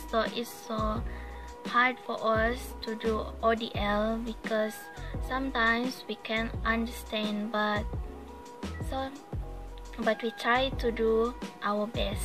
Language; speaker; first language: English; non-native, learner; Malay